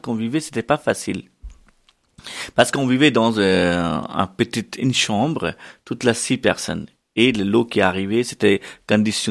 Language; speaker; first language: French; non-native, learner; Hindi